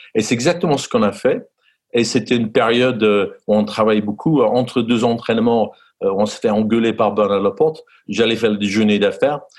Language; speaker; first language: French; non-native, fluent; English